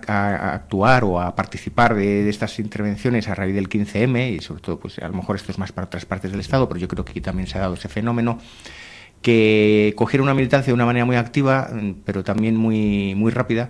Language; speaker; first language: Spanish; native; Spanish